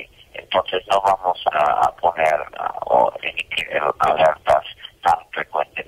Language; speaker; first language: Spanish; non-native, fluent; English